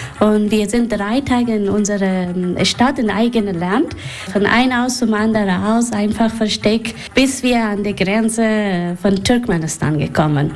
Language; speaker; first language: German; non-native, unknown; Persian